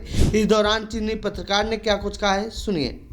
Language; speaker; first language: Hindi; native; Hindi